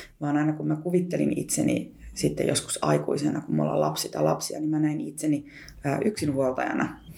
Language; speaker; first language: Finnish; early bilingual, other home language; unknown